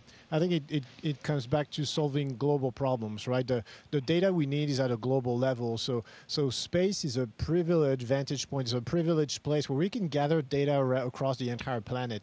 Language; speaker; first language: English; non-native, fluent; French